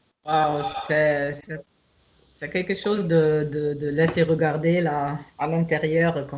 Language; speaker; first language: French; non-native, fluent; German